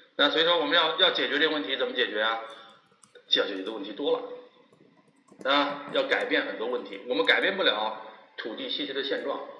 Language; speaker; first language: Chinese; native; Chinese